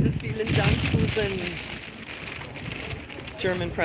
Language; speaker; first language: German; non-native, learner; English